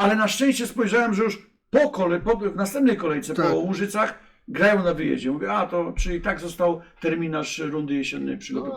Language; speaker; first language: Polish; native; Polish